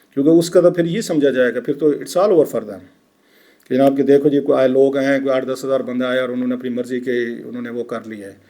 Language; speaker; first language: Urdu; non-native, local second language; Saraiki